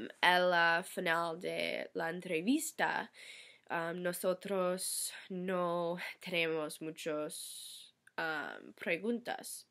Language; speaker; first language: Spanish; non-native, learner; English